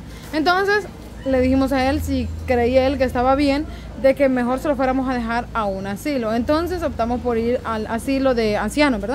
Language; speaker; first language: Spanish; native; Spanish